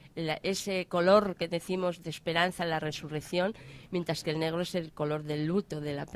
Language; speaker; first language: Spanish; native; Spanish